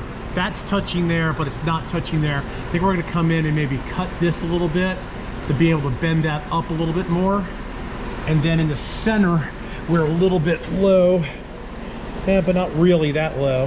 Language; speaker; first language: English; native; English